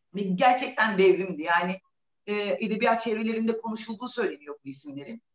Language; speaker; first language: Turkish; native; Turkish